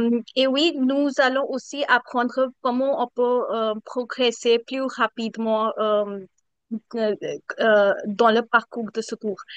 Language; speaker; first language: French; non-native, fluent; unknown